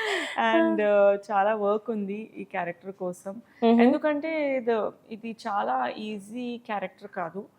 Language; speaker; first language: Telugu; non-native, local second language; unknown